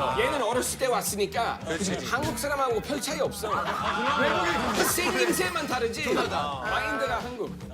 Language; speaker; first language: Korean; non-native, fluent; English